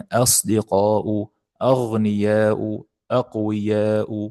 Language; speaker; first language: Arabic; non-native, fluent; Uzbek